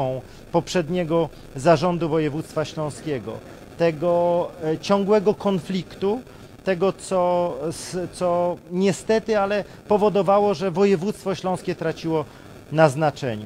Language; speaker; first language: Polish; native; Polish